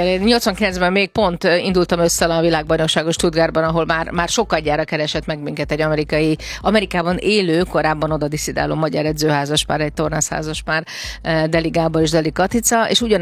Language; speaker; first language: Hungarian; native; Hungarian